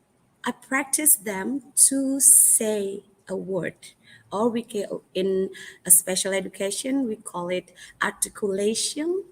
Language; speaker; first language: English; non-native, fluent; Indonesian